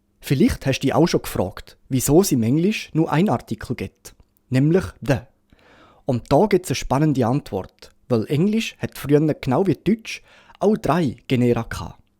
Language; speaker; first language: German; native; German